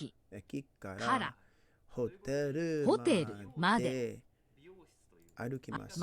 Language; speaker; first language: Japanese; non-native, learner; English